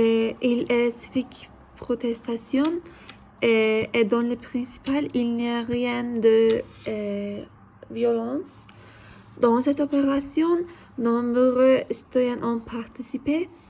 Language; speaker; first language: French; non-native, learner; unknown